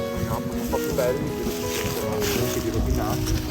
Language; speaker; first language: Italian; native; Italian